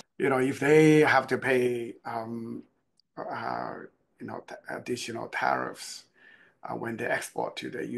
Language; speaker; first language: English; non-native, fluent; Chinese